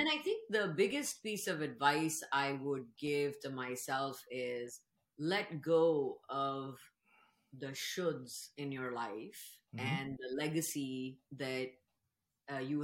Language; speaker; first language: English; non-native, local second language; Urdu